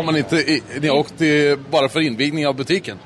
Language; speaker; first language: Swedish; native; Swedish